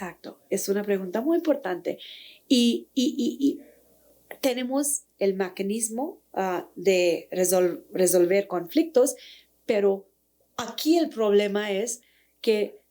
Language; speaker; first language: Spanish; non-native, fluent; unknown